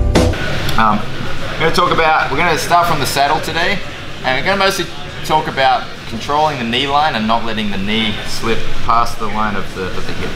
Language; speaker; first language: English; native; English